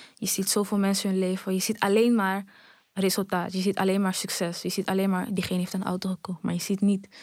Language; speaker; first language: Dutch; native; Dutch